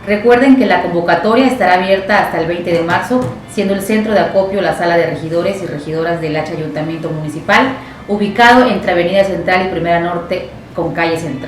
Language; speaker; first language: Spanish; native; Spanish